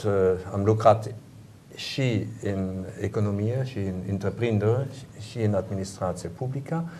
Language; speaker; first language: Romanian; non-native, learner; German